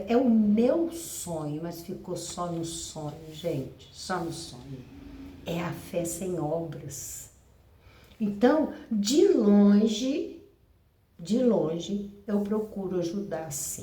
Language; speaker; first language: Portuguese; native; Portuguese